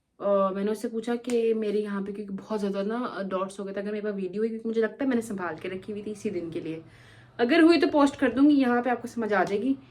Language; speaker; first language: Urdu; non-native, local second language; Punjabi